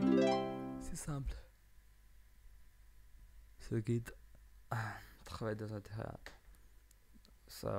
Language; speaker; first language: French; non-native, learner; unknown